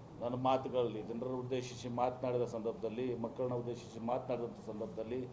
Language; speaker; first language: Kannada; native; Kannada